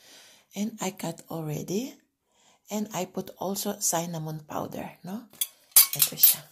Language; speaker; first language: English; non-native, local second language; Filipino